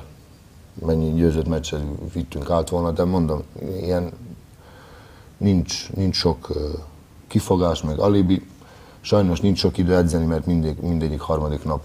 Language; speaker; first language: Hungarian; non-native, fluent; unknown